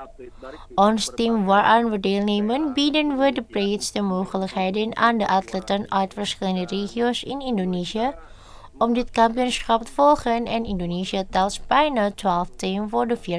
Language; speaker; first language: Dutch; non-native, fluent; Indonesian